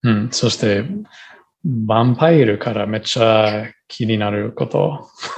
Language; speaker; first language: Japanese; non-native, learner; English